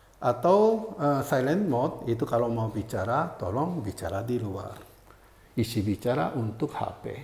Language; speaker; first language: Indonesian; non-native, fluent; Japanese